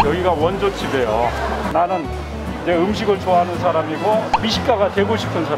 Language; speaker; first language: Korean; native; Korean